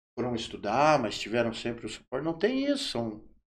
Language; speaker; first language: Portuguese; native; Portuguese